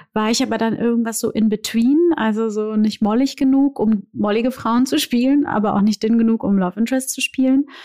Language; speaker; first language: German; early bilingual, other home language; Portuguese